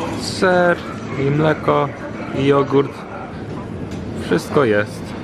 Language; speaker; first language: Polish; non-native, learner; English